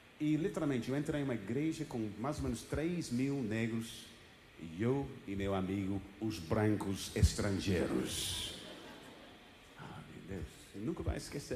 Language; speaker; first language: Portuguese; non-native, fluent; English